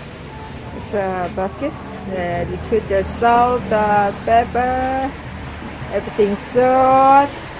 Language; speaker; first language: English; non-native, learner; Thai